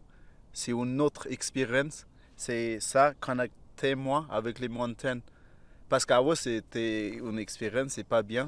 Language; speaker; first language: French; non-native, learner; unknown